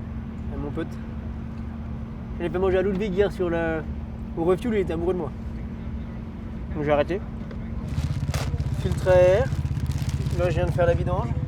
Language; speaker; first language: French; native; French